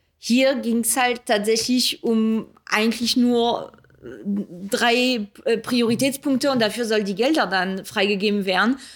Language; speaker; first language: German; early bilingual, other home language; French